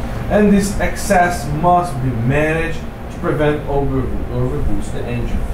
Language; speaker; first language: English; non-native, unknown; Portuguese